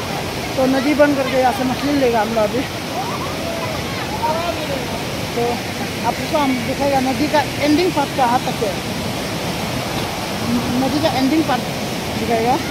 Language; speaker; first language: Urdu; non-native, local second language; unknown